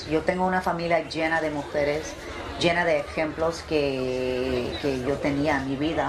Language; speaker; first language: Spanish; early bilingual, heritage; English